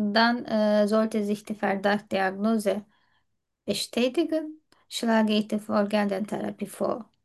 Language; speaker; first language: German; non-native, learner; Turkish